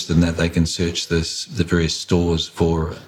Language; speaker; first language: English; native; English